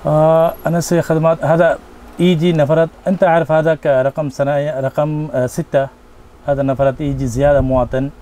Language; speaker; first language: Arabic; non-native, learner; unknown